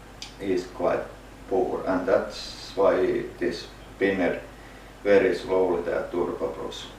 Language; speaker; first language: English; non-native, fluent; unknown